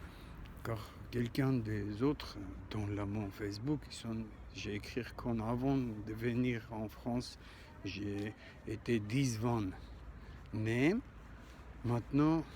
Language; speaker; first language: French; non-native, learner; Armenian